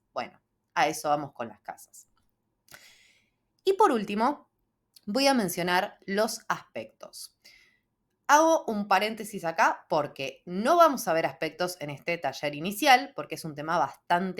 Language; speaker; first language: Spanish; native; Spanish